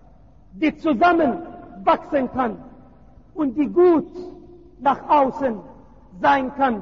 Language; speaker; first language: German; non-native, learner; Arabic